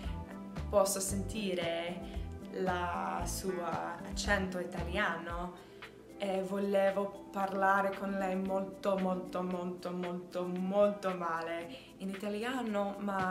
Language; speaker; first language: Italian; non-native, learner; English